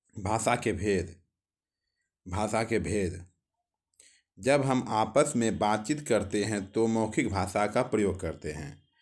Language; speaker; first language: Hindi; native; Hindi